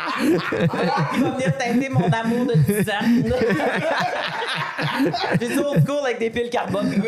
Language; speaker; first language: French; native; French